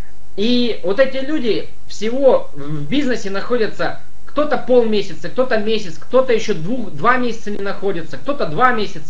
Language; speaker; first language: Russian; native; Russian